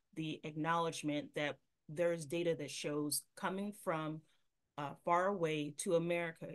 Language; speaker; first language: English; native; English